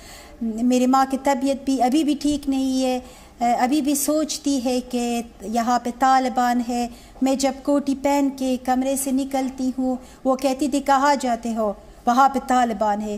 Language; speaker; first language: Hindi; non-native, learner; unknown